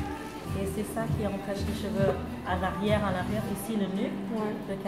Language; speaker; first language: French; non-native, fluent; English